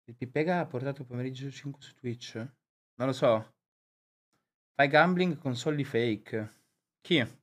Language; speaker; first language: Italian; native; Italian